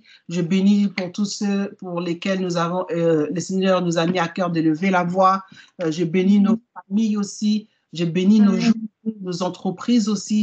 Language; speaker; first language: French; native; French